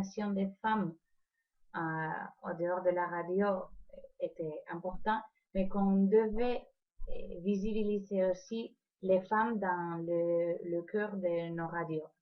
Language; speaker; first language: French; non-native, fluent; Spanish